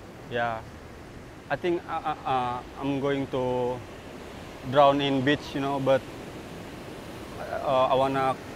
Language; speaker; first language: English; non-native, learner; Indonesian